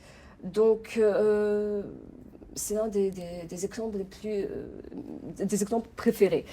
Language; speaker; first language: French; non-native, fluent; Polish